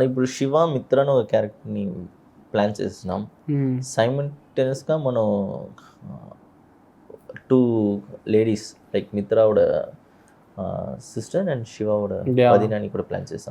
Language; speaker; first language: Telugu; early bilingual, heritage; Telugu